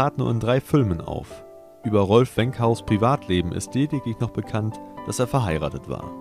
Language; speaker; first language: German; native; German